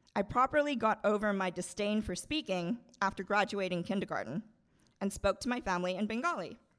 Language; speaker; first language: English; non-native, local second language; Bangla